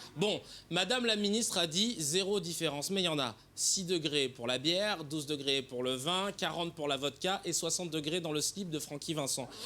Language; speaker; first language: French; native; French